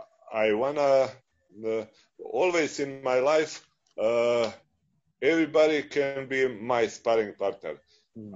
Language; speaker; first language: English; non-native, fluent; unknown